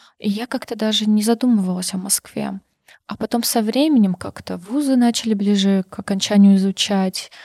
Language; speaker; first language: Russian; non-native, local second language; Karachay-Balkar